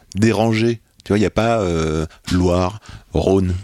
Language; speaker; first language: French; native; French